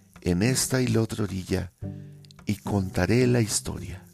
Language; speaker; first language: Spanish; native; Spanish